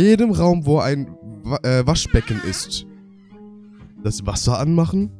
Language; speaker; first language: German; native; German